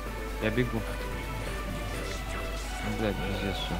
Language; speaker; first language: Russian; native; Russian